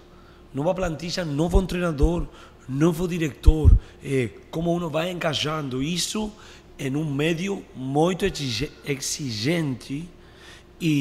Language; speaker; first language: Portuguese; non-native, learner; Spanish